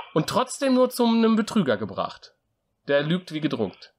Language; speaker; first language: German; native; German